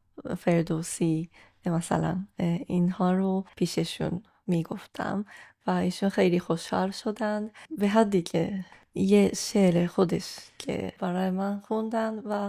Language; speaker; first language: Persian; non-native, fluent; Japanese